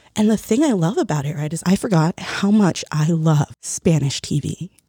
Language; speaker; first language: English; early bilingual, other home language; Spanish